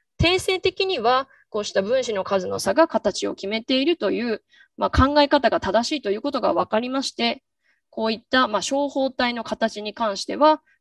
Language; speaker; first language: Japanese; native; Japanese